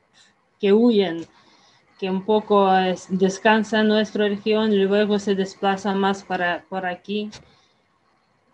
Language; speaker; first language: Spanish; non-native, fluent; Ukrainian